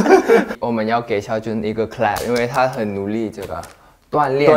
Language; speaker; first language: Chinese; non-native, learner; Thai